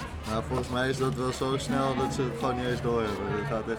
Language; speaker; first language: Dutch; non-native, learner; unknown